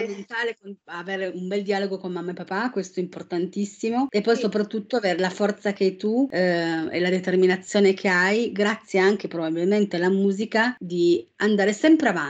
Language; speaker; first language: Italian; native; Italian